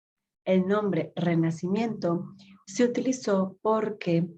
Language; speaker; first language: Spanish; native; Spanish